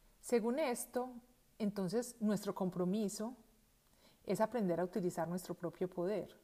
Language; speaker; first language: Spanish; native; Spanish